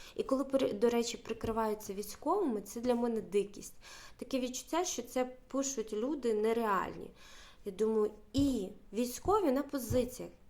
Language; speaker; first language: Ukrainian; native; Ukrainian